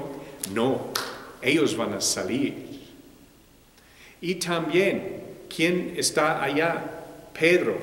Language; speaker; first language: Spanish; non-native, fluent; English